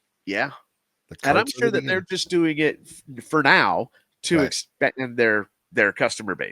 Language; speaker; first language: English; native; English